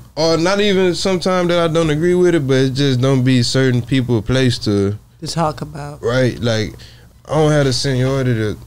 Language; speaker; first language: English; native; English